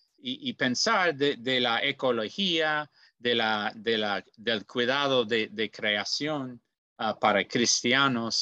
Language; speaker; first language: Spanish; non-native, learner; English